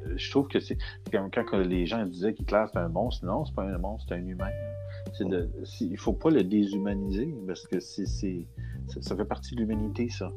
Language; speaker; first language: French; native; French